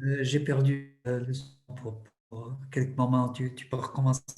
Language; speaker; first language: French; non-native, fluent; Portuguese